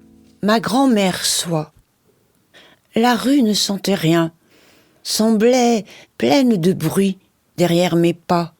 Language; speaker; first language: French; native; French